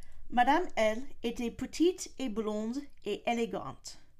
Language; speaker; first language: French; non-native, fluent; English